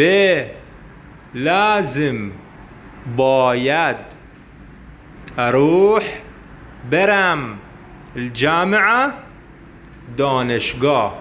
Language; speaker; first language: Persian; non-native, fluent; Arabic